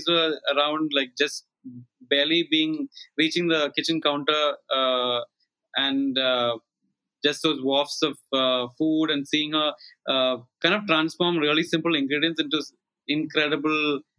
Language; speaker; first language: English; non-native, local second language; Malayalam